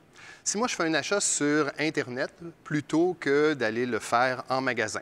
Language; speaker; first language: French; native; French